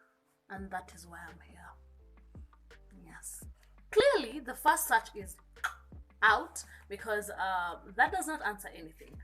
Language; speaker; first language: English; non-native, local second language; Kikuyu